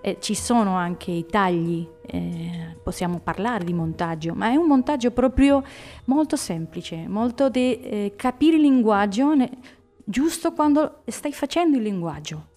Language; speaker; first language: Italian; non-native, fluent; Spanish